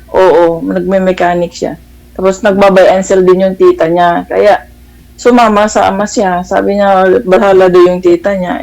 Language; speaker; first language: Filipino; non-native, local second language; Iloko